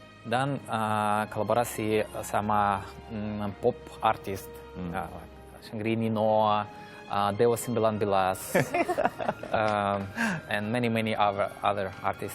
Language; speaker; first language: Indonesian; non-native, learner; Russian